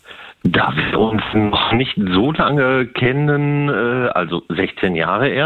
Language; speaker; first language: German; native; German